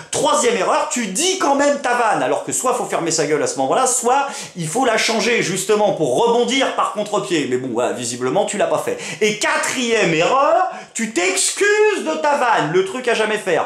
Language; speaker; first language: French; native; French